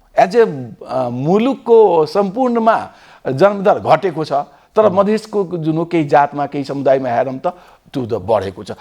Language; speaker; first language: Nepali; non-native, local second language; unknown